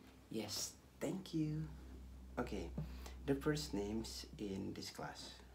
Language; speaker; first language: English; non-native, learner; Balinese